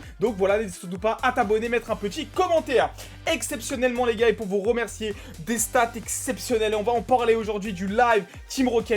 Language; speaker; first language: French; native; French